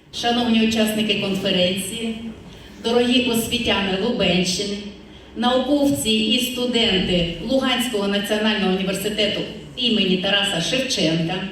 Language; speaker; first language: Ukrainian; native; Ukrainian